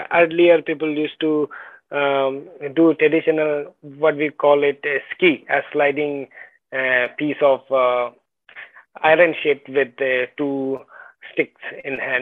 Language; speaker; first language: English; non-native, local second language; Ladakhi